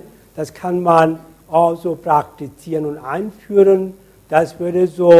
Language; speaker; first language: German; non-native, fluent; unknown